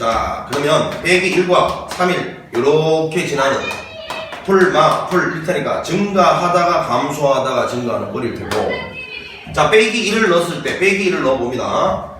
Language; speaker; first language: Korean; native; Korean